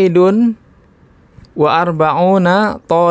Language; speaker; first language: Arabic; non-native, learner; Indonesian